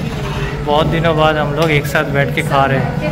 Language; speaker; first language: Hindi; non-native, local second language; Bangla